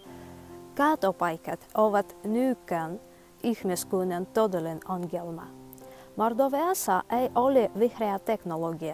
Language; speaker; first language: Finnish; non-native, fluent; Russian